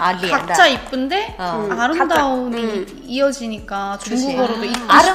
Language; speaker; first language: Korean; native; Korean